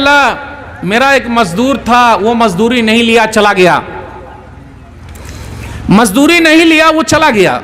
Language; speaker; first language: Hindi; native; Hindi